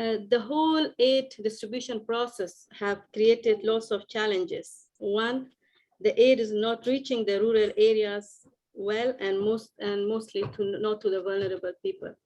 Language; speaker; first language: English; non-native, fluent; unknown